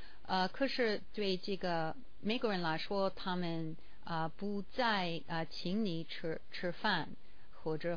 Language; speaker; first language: Chinese; non-native, learner; English